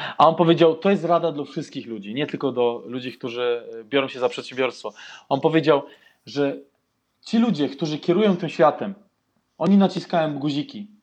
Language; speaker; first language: Polish; early bilingual, heritage; Polish